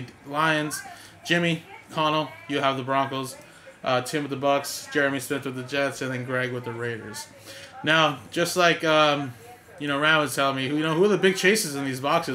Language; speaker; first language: English; native; English